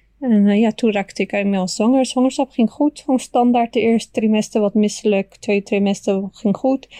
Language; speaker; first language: Dutch; early bilingual, other home language; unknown